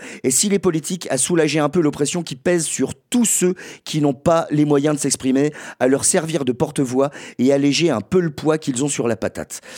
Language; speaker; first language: French; native; French